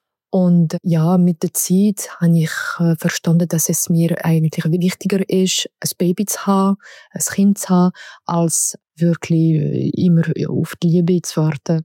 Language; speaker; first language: German; non-native, local second language; French